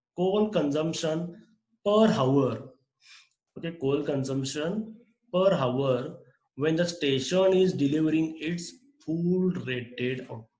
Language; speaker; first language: English; non-native, local second language; Marathi